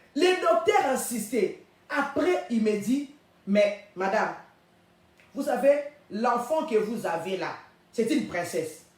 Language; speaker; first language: French; non-native, local second language; Lingala